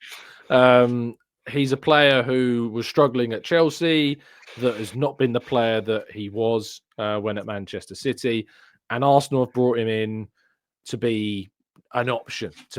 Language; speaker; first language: English; native; English